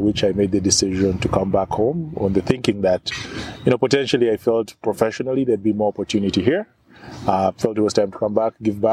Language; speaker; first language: English; non-native, local second language; Ganda